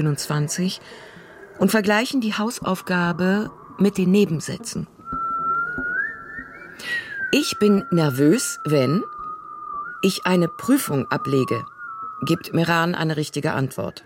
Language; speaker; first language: German; non-native, fluent; Russian